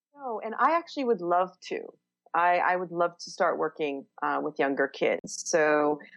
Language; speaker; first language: English; non-native, fluent; Hebrew